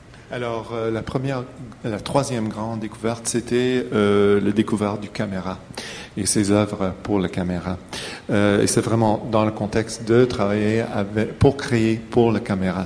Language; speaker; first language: French; native; French